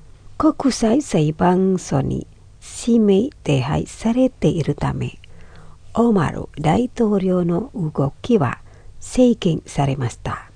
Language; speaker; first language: Japanese; non-native, fluent; Indonesian